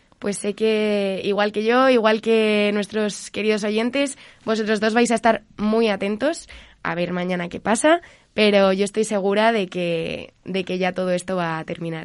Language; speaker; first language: Spanish; native; Spanish